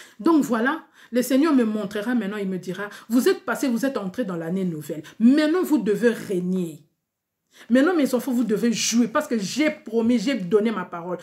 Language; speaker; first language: French; non-native, local second language; Lingala